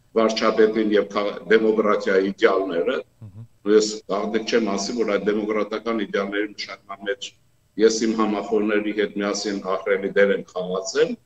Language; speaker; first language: Armenian; native; Armenian